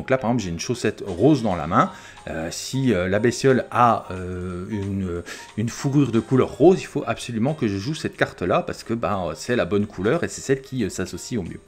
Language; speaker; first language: French; native; French